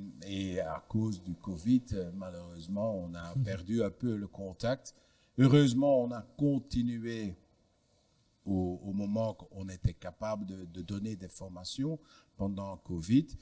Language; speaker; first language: French; non-native, fluent; Dutch